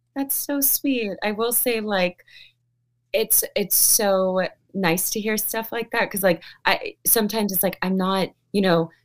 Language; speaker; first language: English; early bilingual, other home language; Filipino